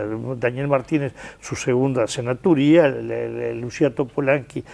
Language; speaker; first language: Spanish; native; Spanish